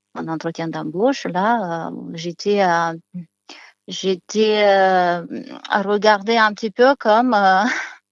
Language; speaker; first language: French; non-native, fluent; Romanian